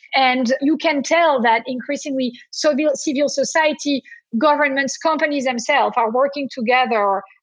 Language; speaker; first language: English; non-native, fluent; French